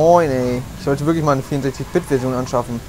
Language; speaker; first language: German; native; German